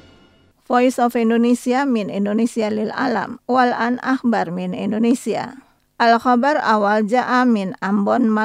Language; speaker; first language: Arabic; non-native, fluent; Indonesian